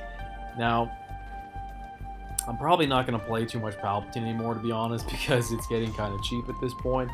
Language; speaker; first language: English; native; English